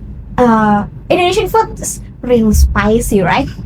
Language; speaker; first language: English; non-native, learner; Indonesian